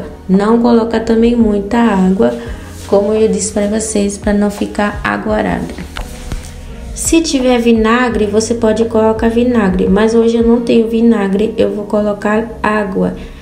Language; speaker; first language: Portuguese; non-native, fluent; Haitian Creole